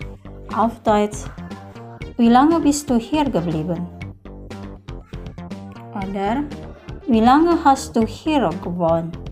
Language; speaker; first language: German; non-native, fluent; Indonesian